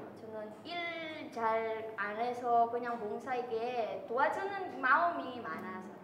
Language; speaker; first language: Korean; non-native, learner; Filipino